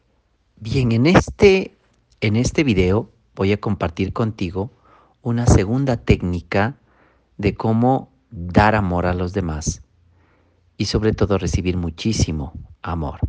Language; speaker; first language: Spanish; native; Spanish